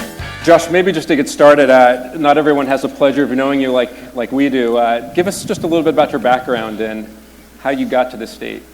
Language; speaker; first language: English; native; English